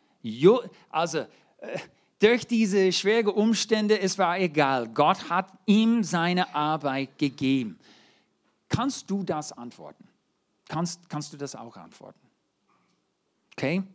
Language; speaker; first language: German; non-native, fluent; English